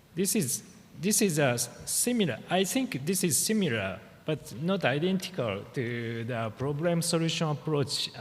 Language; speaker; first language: English; non-native, fluent; Japanese